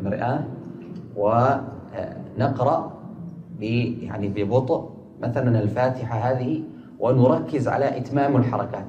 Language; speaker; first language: Arabic; native; Arabic